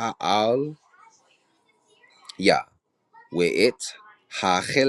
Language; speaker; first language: Hebrew; non-native, learner; English